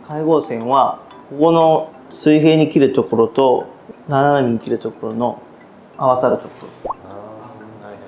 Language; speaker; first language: Japanese; native; Japanese